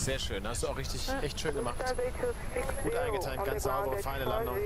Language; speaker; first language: German; native; German